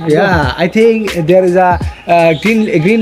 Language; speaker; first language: English; non-native, learner; Bangla